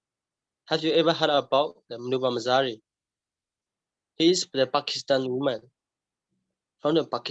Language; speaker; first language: English; non-native, learner; Burmese